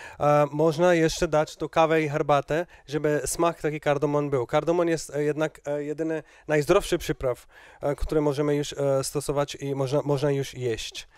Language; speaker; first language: Polish; non-native, learner; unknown